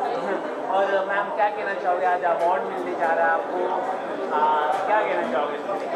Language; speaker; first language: Hindi; native; Hindi